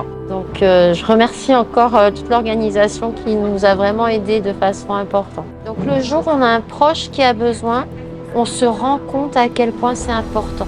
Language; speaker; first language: French; native; French